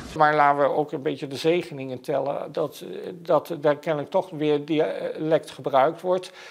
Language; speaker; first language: Dutch; native; Dutch